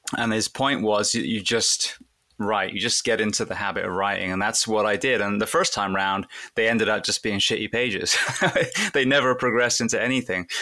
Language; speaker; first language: English; native; English